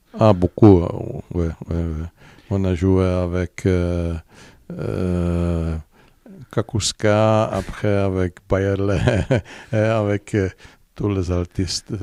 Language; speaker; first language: French; non-native, learner; Czech